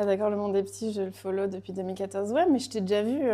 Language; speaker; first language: French; native; French